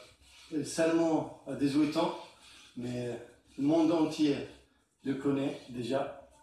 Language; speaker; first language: French; non-native, learner; Arabic